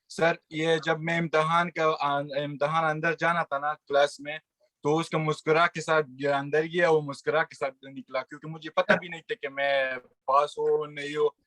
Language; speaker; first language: Urdu; non-native, learner; Persian